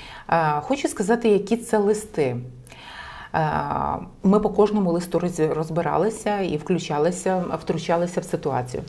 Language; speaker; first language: Ukrainian; native; Ukrainian